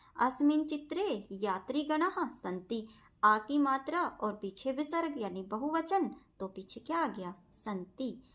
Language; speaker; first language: Hindi; native; Hindi